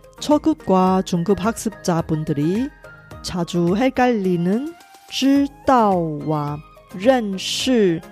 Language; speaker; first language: Korean; non-native, fluent; Chinese